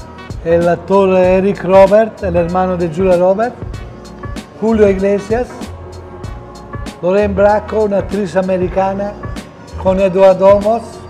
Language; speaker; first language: Spanish; non-native, fluent; Italian